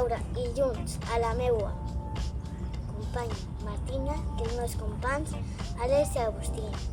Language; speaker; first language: Catalan; non-native, local second language; Spanish